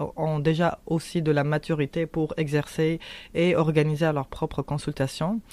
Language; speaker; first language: French; non-native, local second language; Arabic